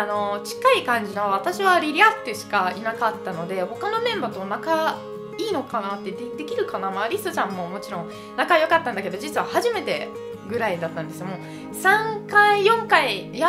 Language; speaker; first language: Japanese; non-native, fluent; Italian